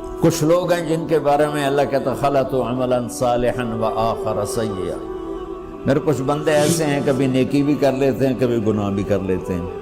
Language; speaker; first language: Urdu; non-native, local second language; Punjabi